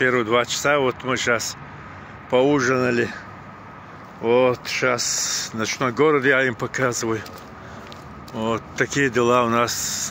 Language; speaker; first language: Russian; non-native, local second language; Chechen